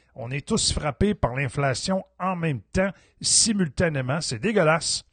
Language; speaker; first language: French; native; French